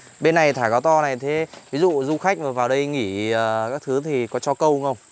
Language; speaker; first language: Vietnamese; native; Vietnamese